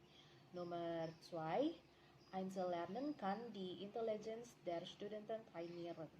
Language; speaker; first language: German; non-native, learner; Indonesian